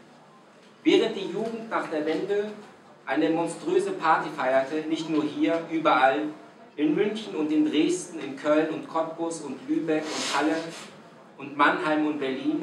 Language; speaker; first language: German; non-native, fluent; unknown